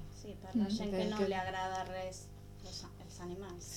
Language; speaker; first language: Catalan; non-native, learner; Spanish